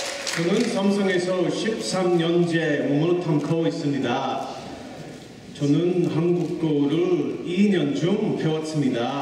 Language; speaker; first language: Korean; non-native, learner; English